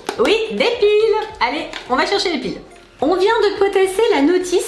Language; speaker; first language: French; native; French